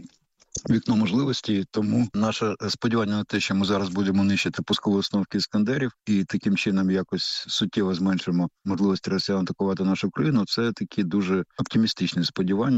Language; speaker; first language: Ukrainian; native; Ukrainian